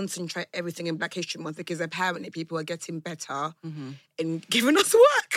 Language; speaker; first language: English; non-native, local second language; Yoruba